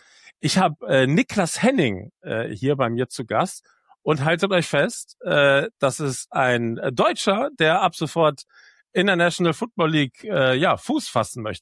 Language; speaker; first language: German; native; German